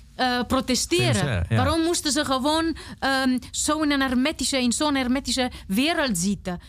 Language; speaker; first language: Dutch; non-native, fluent; Romanian